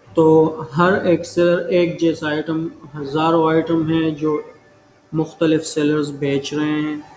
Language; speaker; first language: Urdu; non-native, local second language; Pashto